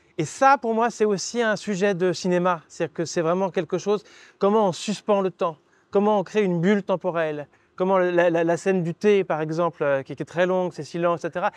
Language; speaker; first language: French; native; French